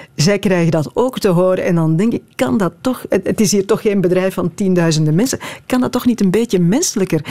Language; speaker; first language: Dutch; native; Dutch